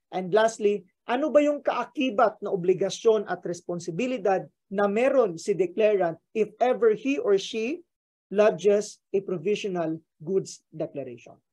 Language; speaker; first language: Filipino; native; Filipino